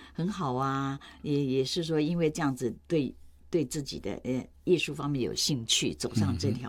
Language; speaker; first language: Chinese; native; Chinese